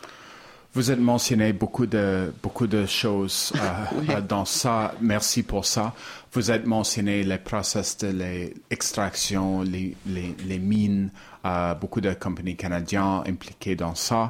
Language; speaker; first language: French; non-native, learner; English